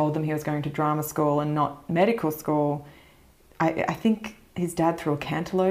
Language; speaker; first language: English; native; English